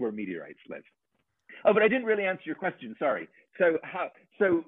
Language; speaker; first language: English; native; English